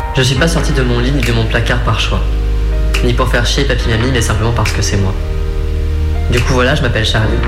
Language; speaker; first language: French; native; French